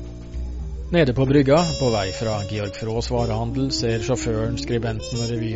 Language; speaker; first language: Norwegian; native; Norwegian